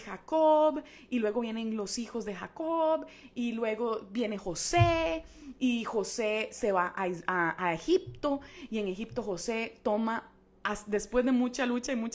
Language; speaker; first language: Spanish; native; Spanish